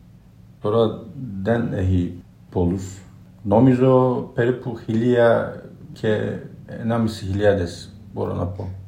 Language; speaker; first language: Greek; non-native, learner; Turkish